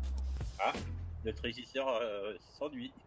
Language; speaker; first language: French; native; French